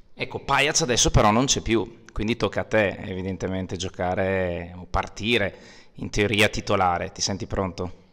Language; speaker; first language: Italian; native; Italian